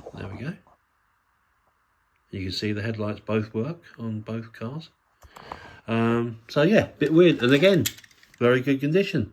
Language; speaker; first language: English; native; English